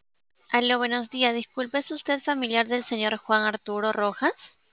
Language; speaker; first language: Spanish; native; Spanish